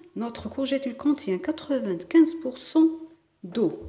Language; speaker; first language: French; non-native, local second language; Arabic